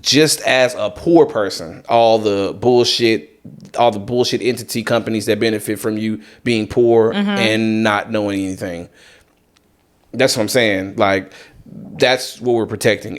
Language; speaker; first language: English; native; English